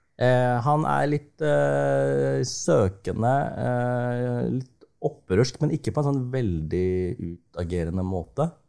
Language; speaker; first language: Norwegian; early bilingual, other home language; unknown